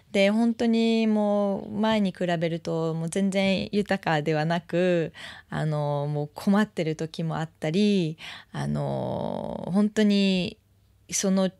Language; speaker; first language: Japanese; non-native, fluent; French